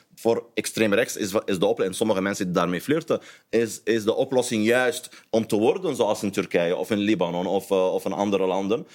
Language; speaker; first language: Dutch; non-native, fluent; Arabic